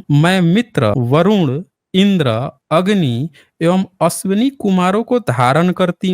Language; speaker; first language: Hindi; native; Hindi